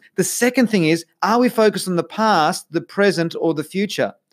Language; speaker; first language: English; native; English